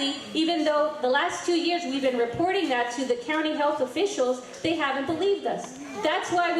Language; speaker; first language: English; early bilingual, heritage; Spanish